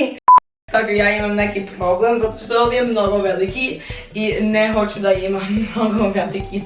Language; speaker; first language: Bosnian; non-native, learner; English